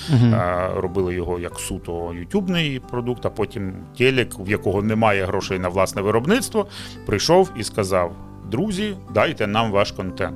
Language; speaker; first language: Ukrainian; non-native, local second language; Russian